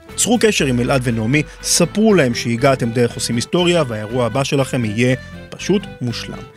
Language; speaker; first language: Hebrew; native; Hebrew